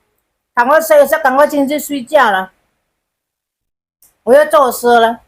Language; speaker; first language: Chinese; non-native, learner; Indonesian